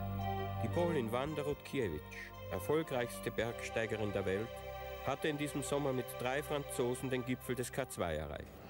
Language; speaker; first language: German; native; German